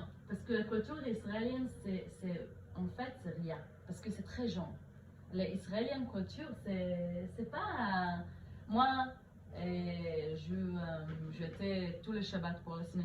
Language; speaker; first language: French; early bilingual, heritage; Hebrew